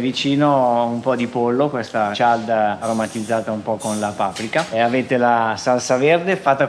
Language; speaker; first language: Italian; native; Italian